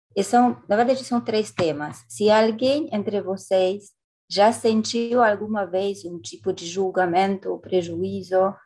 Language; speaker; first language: Portuguese; non-native, fluent; French